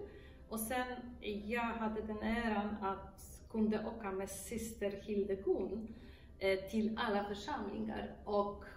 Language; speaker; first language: Swedish; non-native, fluent; Polish